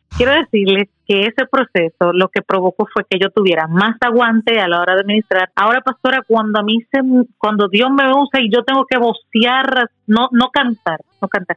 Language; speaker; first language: Spanish; native; Spanish